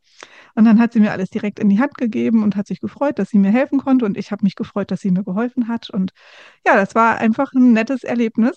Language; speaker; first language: German; native; German